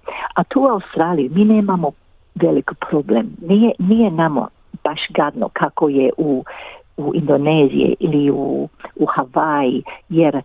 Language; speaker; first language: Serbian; early bilingual, heritage; English